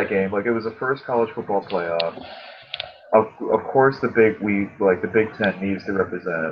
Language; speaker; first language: English; native; English